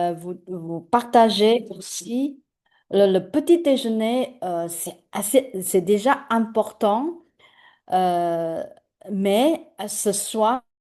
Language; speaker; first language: French; non-native, fluent; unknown